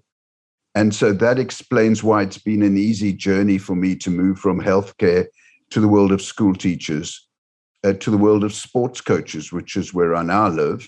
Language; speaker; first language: English; native; English